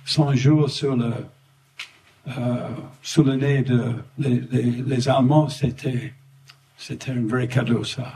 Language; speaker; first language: French; non-native, fluent; English